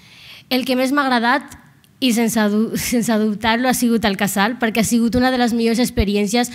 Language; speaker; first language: Catalan; non-native, local second language; Arabic